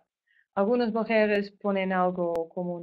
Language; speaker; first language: Spanish; non-native, fluent; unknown